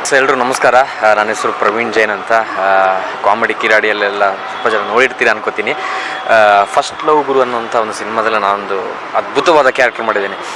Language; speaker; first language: Kannada; native; Kannada